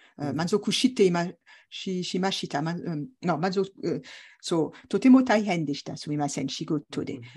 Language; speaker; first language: Japanese; non-native, learner; French